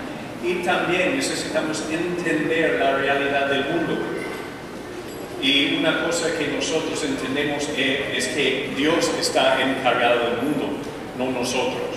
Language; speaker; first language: Spanish; non-native, fluent; English